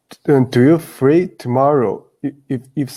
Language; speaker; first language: English; non-native, learner; Chinese